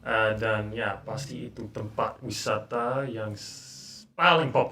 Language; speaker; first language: Indonesian; non-native, learner; English